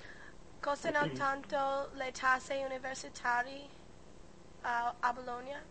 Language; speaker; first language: Italian; non-native, learner; English